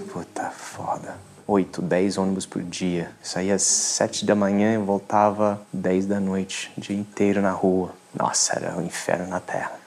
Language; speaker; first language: Portuguese; non-native, fluent; French